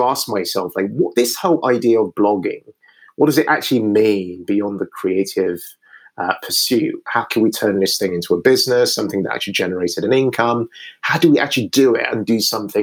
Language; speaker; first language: English; non-native, local second language; Yoruba